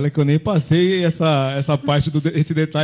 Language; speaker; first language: Portuguese; native; Portuguese